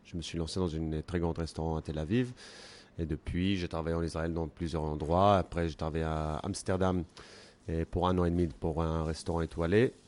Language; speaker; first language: French; non-native, fluent; Hebrew